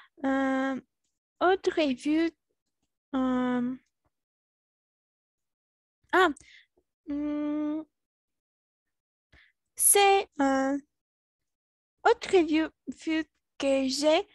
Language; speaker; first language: French; non-native, learner; Spanish